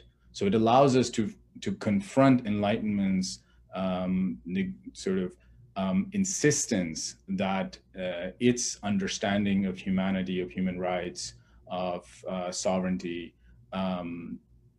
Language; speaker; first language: English; non-native, local second language; Urdu